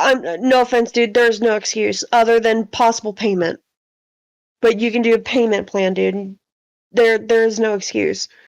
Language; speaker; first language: English; native; English